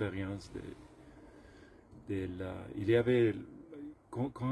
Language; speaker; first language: French; non-native, learner; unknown